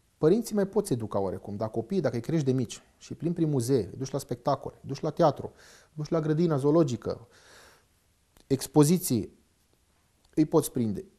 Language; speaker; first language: Romanian; non-native, local second language; Hungarian